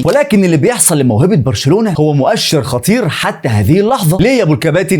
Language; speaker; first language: Arabic; native; Arabic